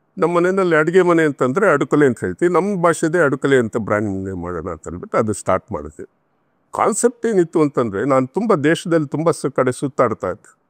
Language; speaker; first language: Kannada; non-native, local second language; Tamil